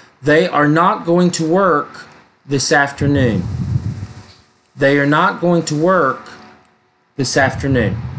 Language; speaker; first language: English; native; English